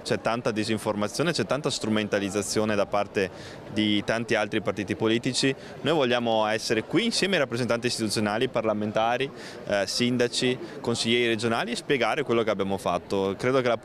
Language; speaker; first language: Italian; native; Italian